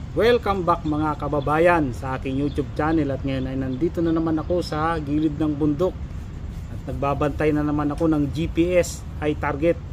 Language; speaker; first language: Filipino; native; Filipino